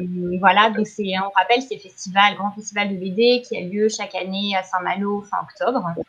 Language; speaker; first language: French; native; French